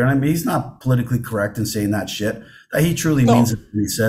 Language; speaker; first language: English; native; English